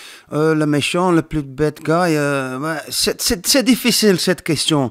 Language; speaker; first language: French; non-native, learner; Dutch